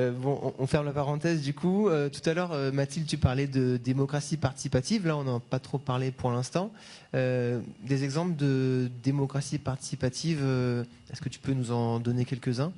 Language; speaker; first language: French; native; French